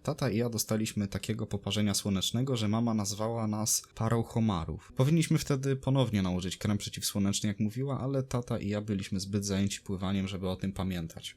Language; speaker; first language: Polish; native; Polish